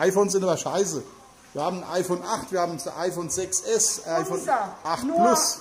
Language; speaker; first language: German; native; German